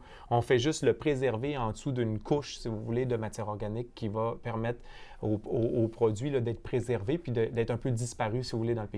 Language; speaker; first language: French; native; French